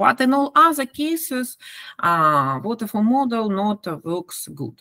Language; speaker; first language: English; non-native, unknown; Ukrainian